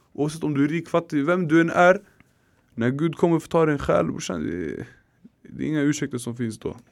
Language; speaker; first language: Swedish; early bilingual, other home language; Arabic